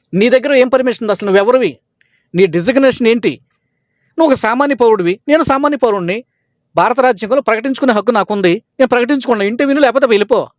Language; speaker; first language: Telugu; native; Telugu